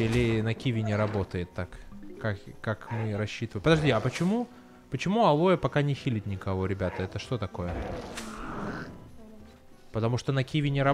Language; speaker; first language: Russian; native; Russian